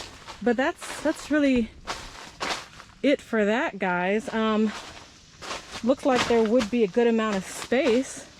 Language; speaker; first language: English; native; English